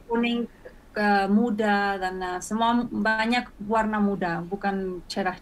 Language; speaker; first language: Indonesian; non-native, fluent; Spanish